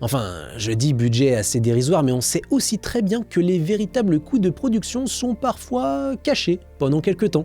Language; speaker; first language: French; native; French